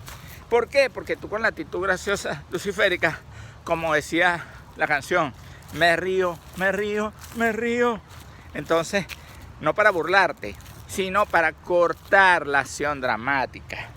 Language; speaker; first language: Spanish; native; Spanish